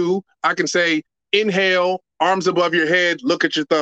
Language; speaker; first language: English; native; English